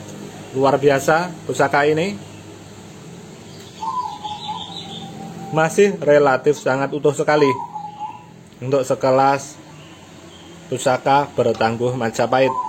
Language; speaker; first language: Indonesian; non-native, local second language; Javanese